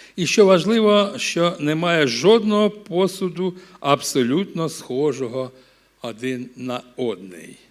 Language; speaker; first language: Ukrainian; non-native, local second language; Russian